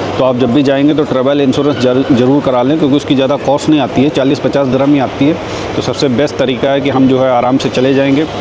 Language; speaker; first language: Hindi; native; Hindi